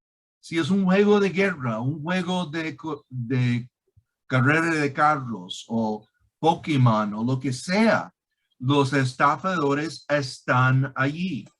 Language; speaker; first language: Spanish; non-native, fluent; English